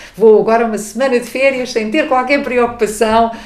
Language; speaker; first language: Portuguese; non-native, local second language; Kabuverdianu